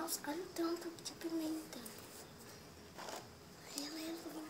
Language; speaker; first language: Portuguese; native; Portuguese